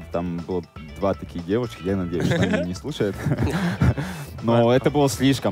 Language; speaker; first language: Russian; non-native, fluent; Latvian